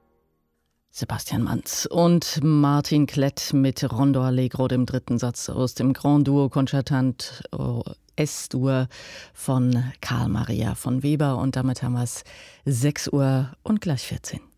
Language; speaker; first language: German; native; German